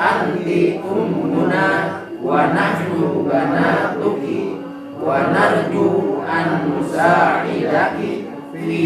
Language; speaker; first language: Arabic; non-native, learner; Indonesian